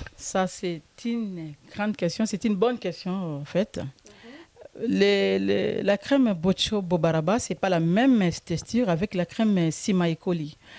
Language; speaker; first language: French; non-native, local second language; Lingala